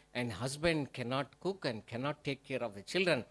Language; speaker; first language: English; non-native, local second language; Telugu